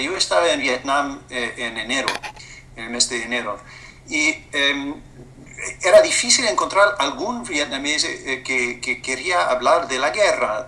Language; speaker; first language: Spanish; non-native, fluent; English